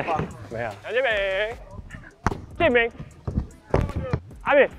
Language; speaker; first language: Chinese; early bilingual, heritage; English